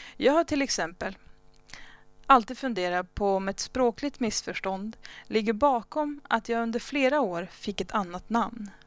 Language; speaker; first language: Swedish; early bilingual, other home language; Spanish